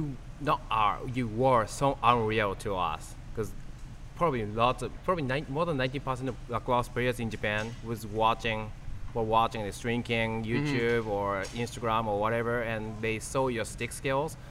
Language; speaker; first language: English; non-native, learner; Japanese